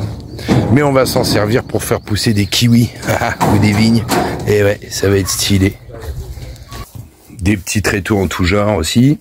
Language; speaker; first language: French; native; French